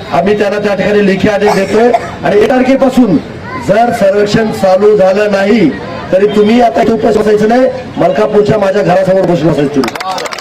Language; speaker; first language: Marathi; native; Marathi